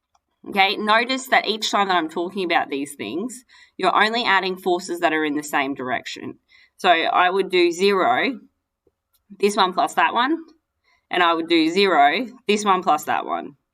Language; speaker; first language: English; native; English